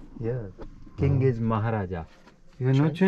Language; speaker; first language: English; non-native, learner; Hindi